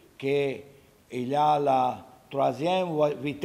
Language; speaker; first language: French; non-native, learner; Italian